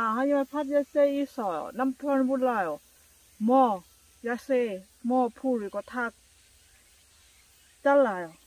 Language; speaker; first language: Korean; non-native, learner; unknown